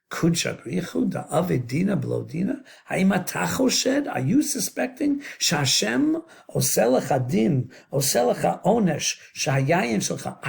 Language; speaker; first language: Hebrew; non-native, fluent; English